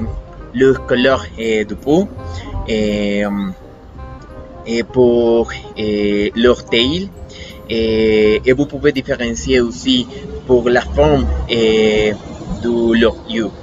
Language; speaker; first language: French; non-native, learner; Spanish